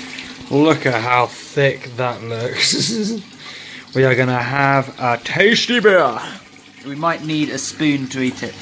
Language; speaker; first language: English; native; English